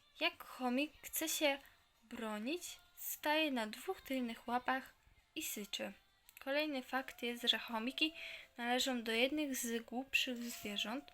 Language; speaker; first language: Polish; native; Polish